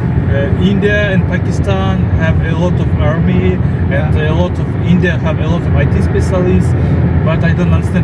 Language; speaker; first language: English; non-native, fluent; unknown